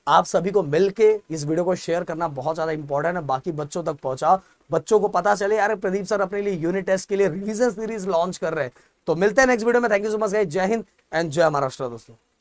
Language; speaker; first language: Hindi; non-native, local second language; Marathi